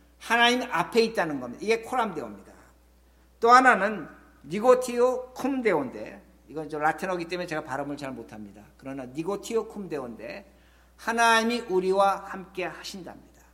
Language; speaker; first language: Korean; native; Korean